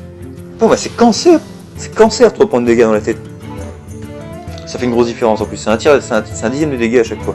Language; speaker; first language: French; native; French